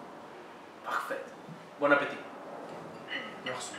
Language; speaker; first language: French; non-native, learner; Spanish